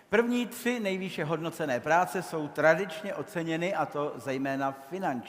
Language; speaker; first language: Czech; native; Czech